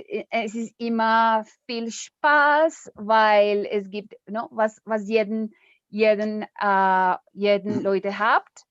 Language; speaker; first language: German; non-native, learner; Spanish